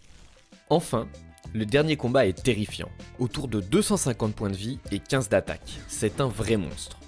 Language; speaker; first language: French; native; French